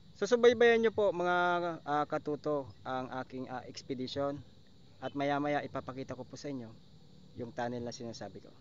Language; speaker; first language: Filipino; non-native, local second language; Bikol